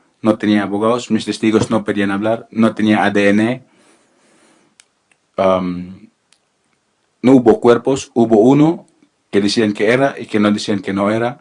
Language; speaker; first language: Spanish; non-native, learner; Filipino